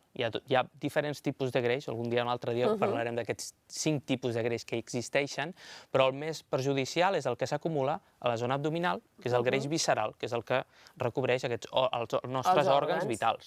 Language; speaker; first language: Catalan; native; Catalan